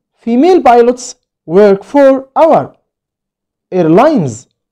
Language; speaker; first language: English; non-native, fluent; Arabic